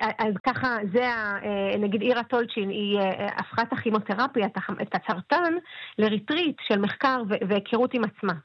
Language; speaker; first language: Hebrew; early bilingual, other home language; Russian